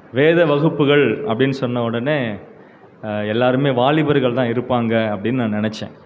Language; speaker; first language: Tamil; non-native, local second language; Telugu